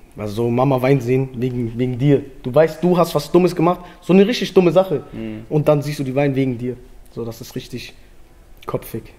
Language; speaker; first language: German; early bilingual, other home language; Albanian